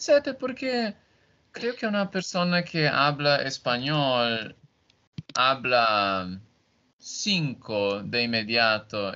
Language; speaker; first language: Spanish; non-native, learner; Portuguese